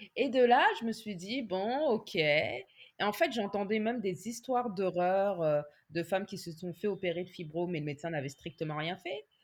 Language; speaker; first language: French; native; French